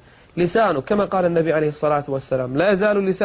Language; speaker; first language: Arabic; native; Arabic